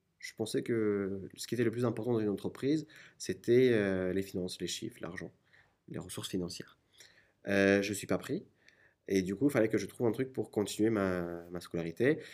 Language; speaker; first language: French; non-native, fluent; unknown